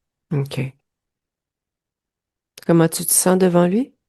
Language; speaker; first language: French; native; French